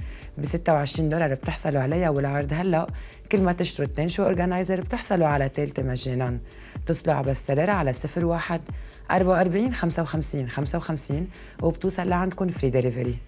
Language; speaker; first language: Arabic; native; Arabic